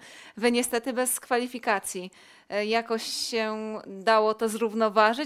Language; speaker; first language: Polish; native; Polish